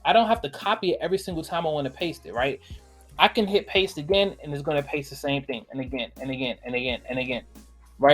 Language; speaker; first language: English; native; English